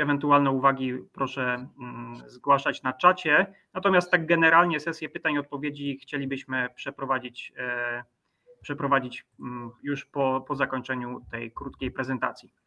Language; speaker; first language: Polish; native; Polish